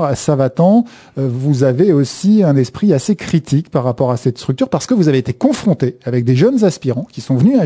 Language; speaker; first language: French; native; French